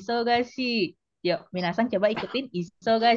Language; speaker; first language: Indonesian; native; Indonesian